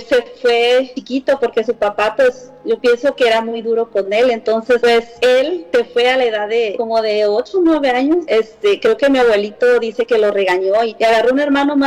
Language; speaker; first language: Spanish; native; Spanish